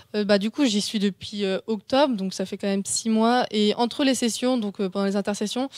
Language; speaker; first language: French; native; French